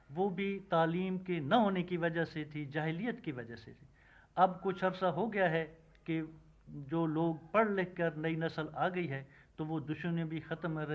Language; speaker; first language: Urdu; non-native, local second language; Punjabi